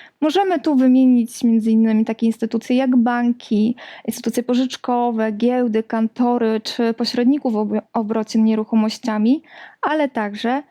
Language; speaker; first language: Polish; native; Polish